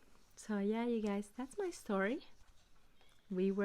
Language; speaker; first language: English; early bilingual, other home language; Spanish